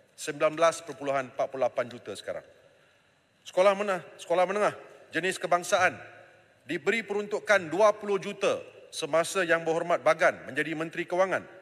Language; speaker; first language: Malay; non-native, local second language; Tamil